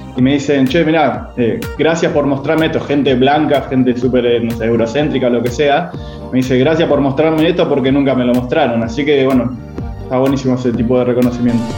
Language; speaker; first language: Spanish; native; Spanish